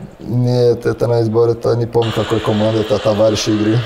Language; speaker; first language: Russian; non-native, learner; Portuguese